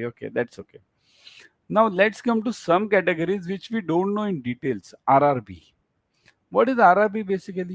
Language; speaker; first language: English; non-native, local second language; Hindi